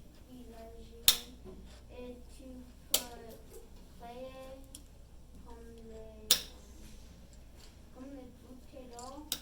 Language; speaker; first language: French; non-native, learner; English